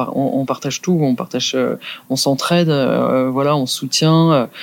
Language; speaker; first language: French; native; French